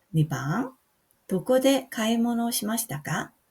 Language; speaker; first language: Japanese; non-native, fluent; Korean